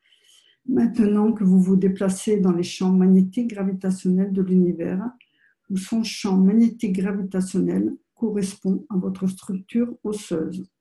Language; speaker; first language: French; native; French